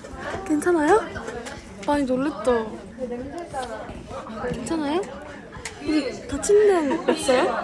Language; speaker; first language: Korean; non-native, fluent; Japanese